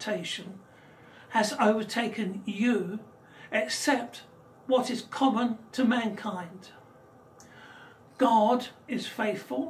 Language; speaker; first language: English; native; English